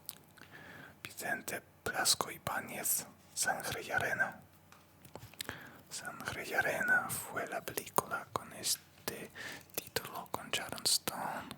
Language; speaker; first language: Spanish; non-native, learner; Russian